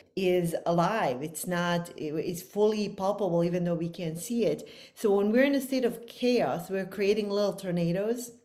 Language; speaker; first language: English; non-native, fluent; Bosnian